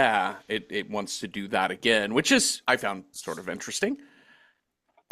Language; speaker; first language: English; native; English